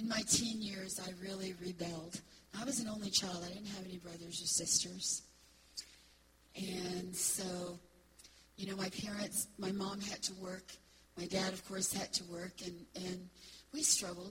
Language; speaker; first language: English; native; English